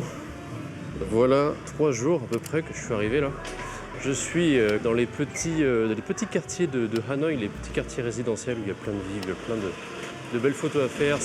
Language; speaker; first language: French; native; French